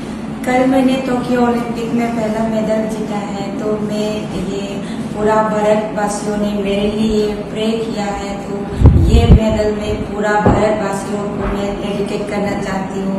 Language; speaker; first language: Hindi; non-native, local second language; Manipuri